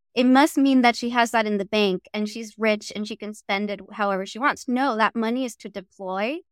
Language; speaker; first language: English; native; English